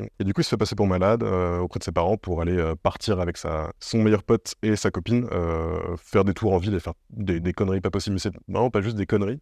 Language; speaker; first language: French; native; French